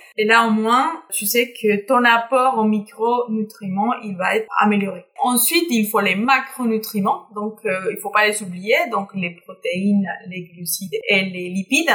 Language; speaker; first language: French; non-native, fluent; Spanish